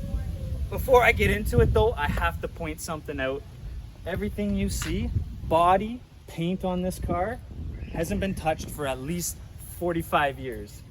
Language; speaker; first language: English; native; English